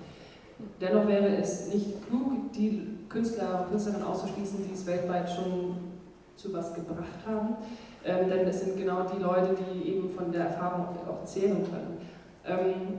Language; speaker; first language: German; native; German